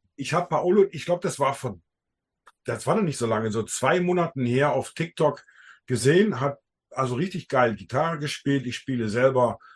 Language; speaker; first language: German; early bilingual, heritage; Dutch